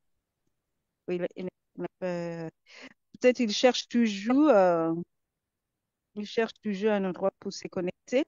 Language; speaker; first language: French; non-native, fluent; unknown